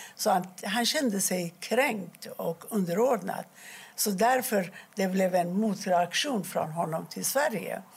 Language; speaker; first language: Swedish; non-native, fluent; Persian